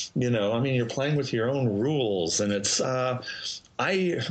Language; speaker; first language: English; native; English